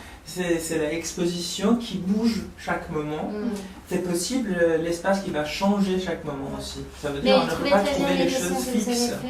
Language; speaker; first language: French; non-native, learner; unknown